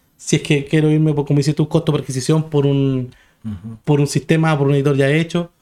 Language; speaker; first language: Spanish; native; Spanish